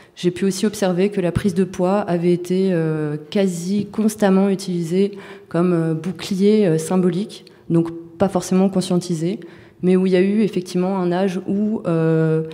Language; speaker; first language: French; native; French